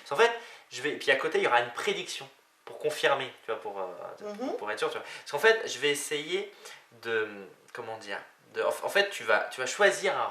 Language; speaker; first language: French; native; French